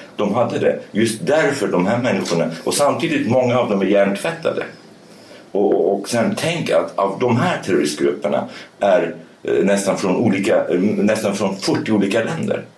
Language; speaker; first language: Swedish; early bilingual, other home language; Kurdish